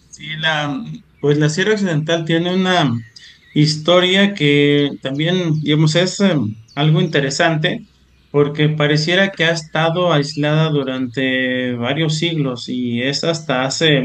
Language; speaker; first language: Spanish; native; Spanish